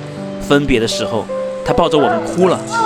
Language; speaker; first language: Chinese; native; Chinese